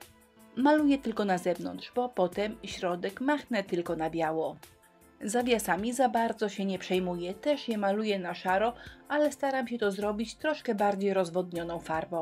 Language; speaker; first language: Polish; native; Polish